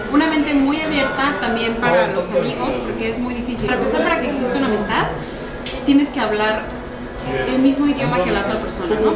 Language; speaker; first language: Spanish; native; Spanish